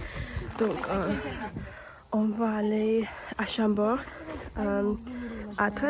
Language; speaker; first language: French; non-native, learner; English